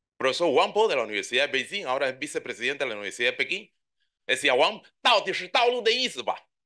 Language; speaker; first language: Spanish; native; Spanish